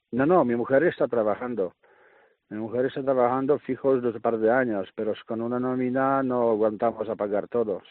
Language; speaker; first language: Spanish; non-native, learner; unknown